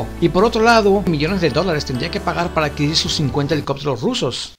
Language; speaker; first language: Spanish; native; Spanish